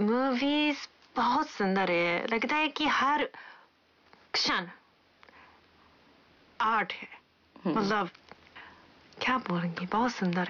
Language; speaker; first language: Hindi; non-native, fluent; Japanese